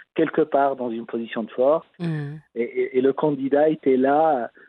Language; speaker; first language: French; non-native, local second language; Arabic